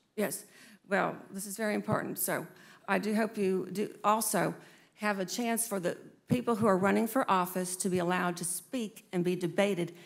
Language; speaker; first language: English; native; English